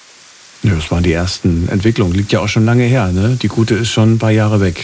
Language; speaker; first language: German; native; German